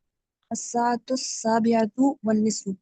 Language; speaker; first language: Arabic; non-native, learner; Urdu